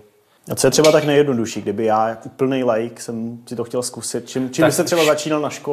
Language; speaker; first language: Czech; native; Czech